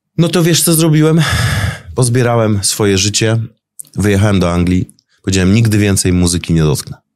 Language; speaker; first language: Polish; native; Polish